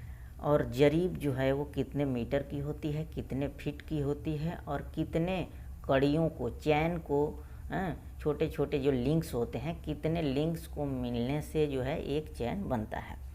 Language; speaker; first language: Hindi; native; Hindi